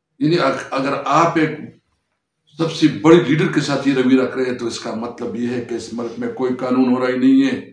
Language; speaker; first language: Urdu; non-native, local second language; Pashto